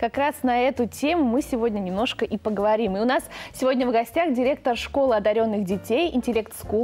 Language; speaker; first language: Russian; native; Russian